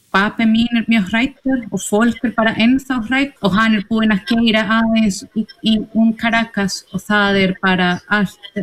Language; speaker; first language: Icelandic; non-native, learner; Spanish